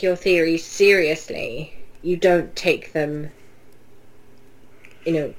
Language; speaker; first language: English; native; English